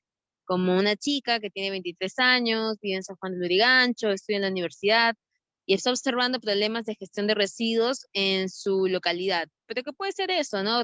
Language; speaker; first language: Spanish; native; Spanish